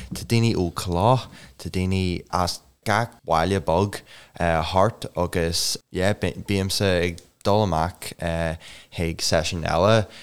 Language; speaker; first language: Irish; non-native, local second language; English